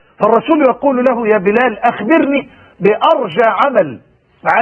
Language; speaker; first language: Arabic; native; Arabic